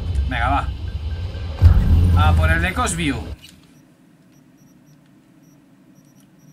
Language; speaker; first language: Spanish; native; Spanish